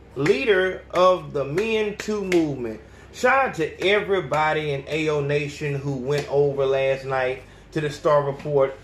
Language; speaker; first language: English; native; English